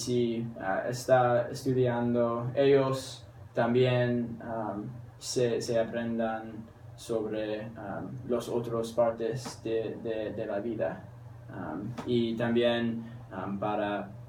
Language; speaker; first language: Spanish; non-native, learner; English